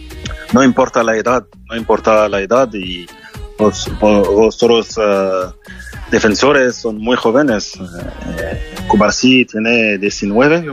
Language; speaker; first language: Spanish; non-native, learner; French